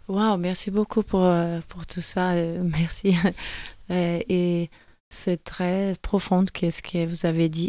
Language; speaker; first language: French; non-native, fluent; Portuguese